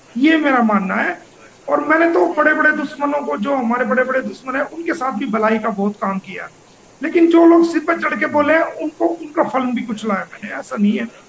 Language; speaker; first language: Hindi; native; Hindi